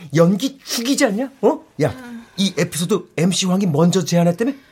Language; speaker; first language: Korean; native; Korean